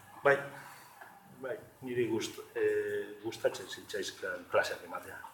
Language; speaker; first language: Basque; non-native, local second language; Spanish